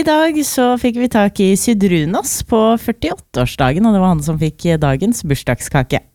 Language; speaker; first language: Norwegian; native; Norwegian